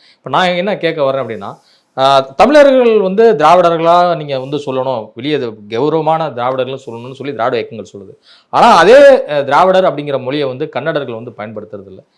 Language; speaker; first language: Tamil; native; Tamil